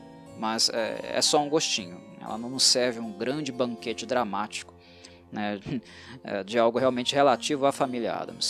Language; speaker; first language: Portuguese; native; Portuguese